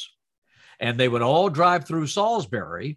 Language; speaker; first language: English; native; English